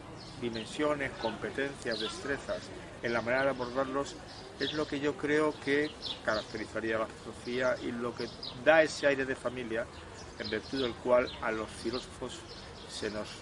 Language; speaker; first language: Spanish; native; Spanish